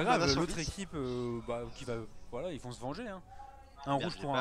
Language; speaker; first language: French; native; French